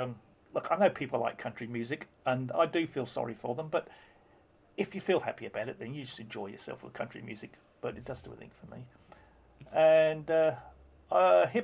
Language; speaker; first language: English; native; English